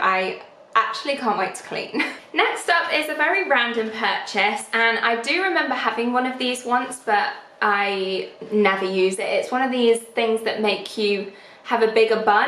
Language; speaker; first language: English; native; English